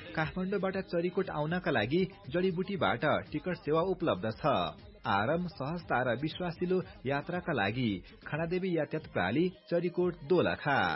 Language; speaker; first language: Nepali; native; Nepali